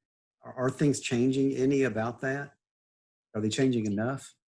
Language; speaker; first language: English; native; English